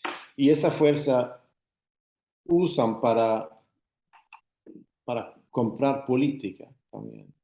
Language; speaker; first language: Spanish; non-native, fluent; Swedish